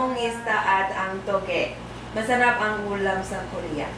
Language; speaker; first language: Filipino; non-native, learner; Korean